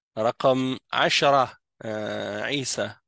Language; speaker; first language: Arabic; non-native, fluent; French